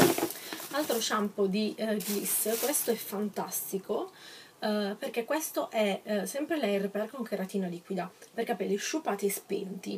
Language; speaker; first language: Italian; native; Italian